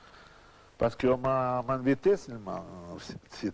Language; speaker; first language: French; non-native, learner; Russian